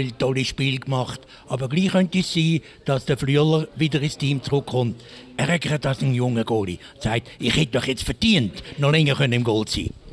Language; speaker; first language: German; native; German